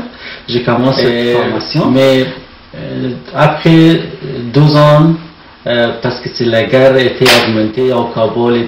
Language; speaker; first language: French; non-native, learner; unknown